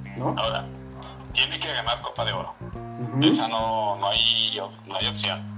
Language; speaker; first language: Spanish; native; Spanish